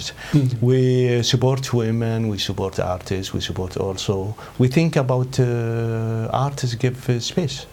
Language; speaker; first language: English; non-native, learner; Arabic